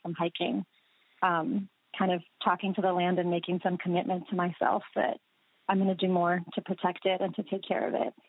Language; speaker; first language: English; native; English